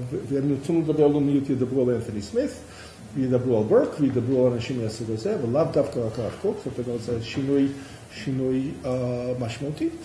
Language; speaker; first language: Hebrew; non-native, fluent; English